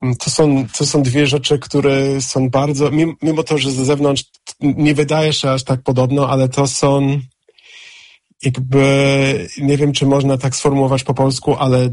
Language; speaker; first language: Polish; non-native, fluent; English